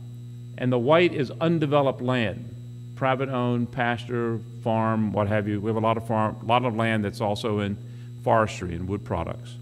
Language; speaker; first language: English; native; English